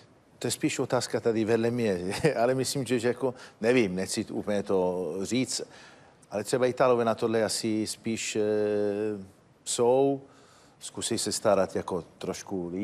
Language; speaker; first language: Czech; non-native, fluent; Italian